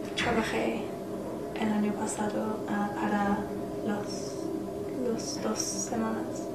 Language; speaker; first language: Spanish; non-native, learner; English